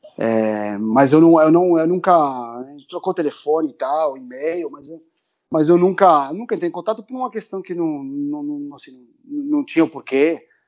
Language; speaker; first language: Portuguese; early bilingual, other home language; Spanish